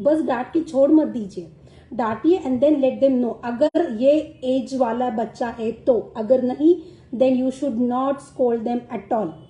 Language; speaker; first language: Hindi; non-native, local second language; Marathi